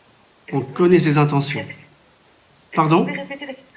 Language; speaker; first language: French; native; French